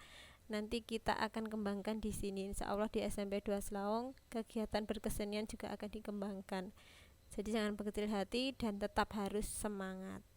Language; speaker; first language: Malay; non-native, local second language; Javanese